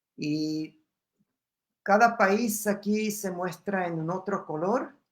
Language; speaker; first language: Spanish; non-native, fluent; German